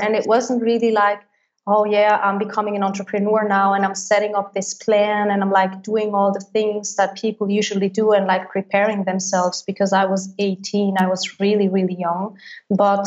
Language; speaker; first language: English; non-native, fluent; Swiss German